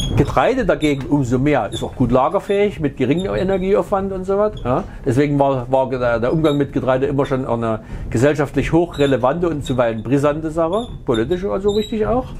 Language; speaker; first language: German; native; German